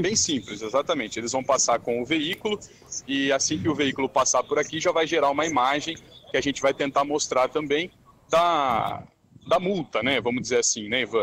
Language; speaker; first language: Portuguese; native; Portuguese